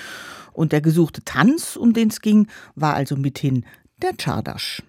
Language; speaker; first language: German; native; German